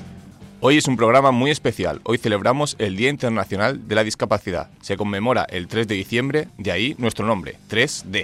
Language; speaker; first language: Spanish; native; Spanish